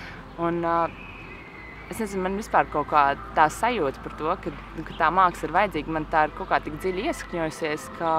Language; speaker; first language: Latvian; native; Latvian